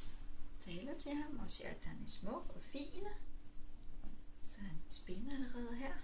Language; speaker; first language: Danish; non-native, fluent; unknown